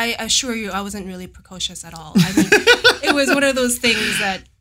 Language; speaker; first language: English; native; English